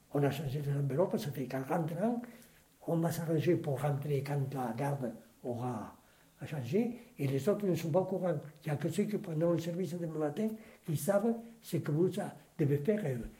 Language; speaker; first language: French; non-native, fluent; Spanish